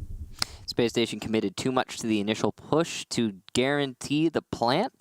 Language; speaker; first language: English; native; English